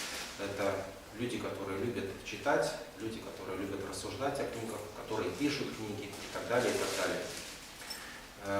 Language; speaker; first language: Russian; native; Russian